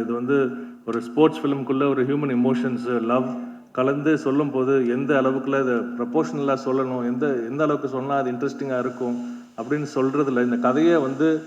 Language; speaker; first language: Tamil; native; Tamil